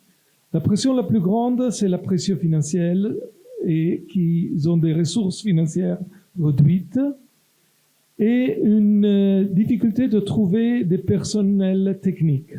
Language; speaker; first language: French; non-native, local second language; Italian